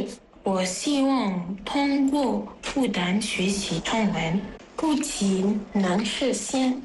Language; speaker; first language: Chinese; non-native, learner; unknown